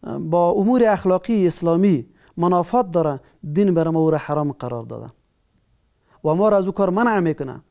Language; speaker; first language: Persian; native; Persian